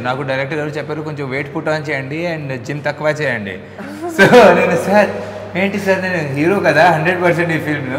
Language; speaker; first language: Telugu; non-native, learner; Hindi